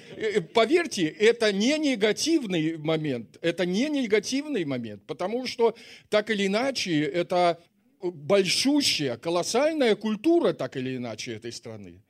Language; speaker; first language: Russian; native; Russian